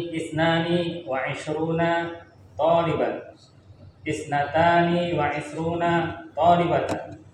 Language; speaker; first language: Arabic; non-native, learner; Indonesian